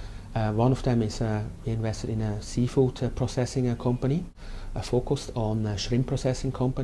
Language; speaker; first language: English; non-native, fluent; German